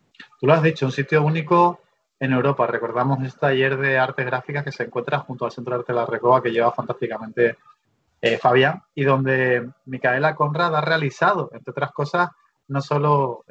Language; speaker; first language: Spanish; native; Spanish